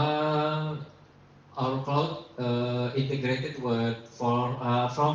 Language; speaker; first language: English; non-native, learner; Indonesian